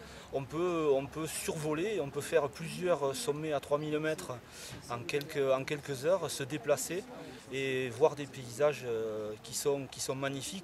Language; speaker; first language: French; native; French